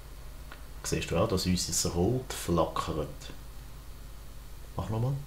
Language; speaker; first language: German; native; German